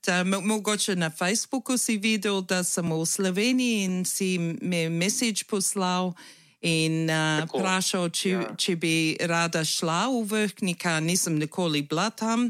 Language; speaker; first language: Slovenian; early bilingual, heritage; English